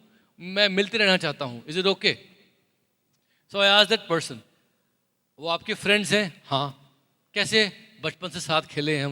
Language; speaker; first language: Hindi; native; Hindi